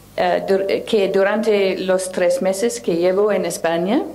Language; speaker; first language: Spanish; non-native, learner; English